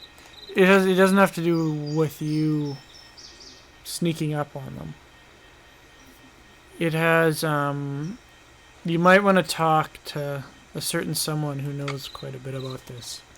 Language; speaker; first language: English; native; English